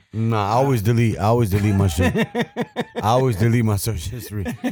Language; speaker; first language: English; early bilingual, other home language; Spanish